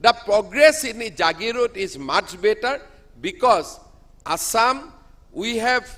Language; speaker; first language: English; non-native, local second language; Assamese